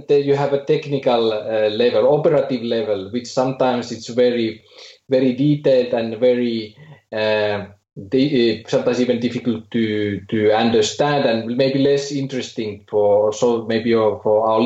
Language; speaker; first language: English; non-native, fluent; Finnish